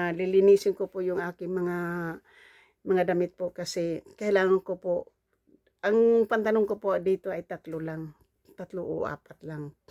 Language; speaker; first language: Filipino; non-native, local second language; Cebuano